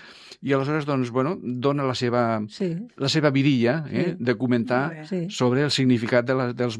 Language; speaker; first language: Catalan; non-native, fluent; Spanish